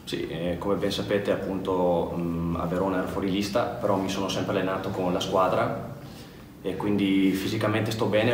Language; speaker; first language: Italian; native; Italian